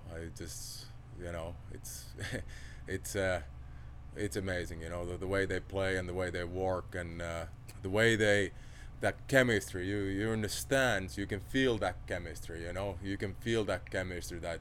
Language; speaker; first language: English; non-native, fluent; Finnish